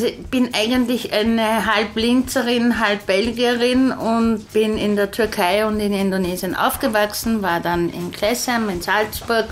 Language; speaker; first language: German; early bilingual, heritage; German